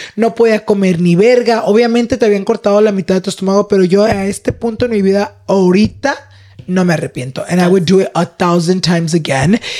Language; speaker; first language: Spanish; early bilingual, heritage; Spanish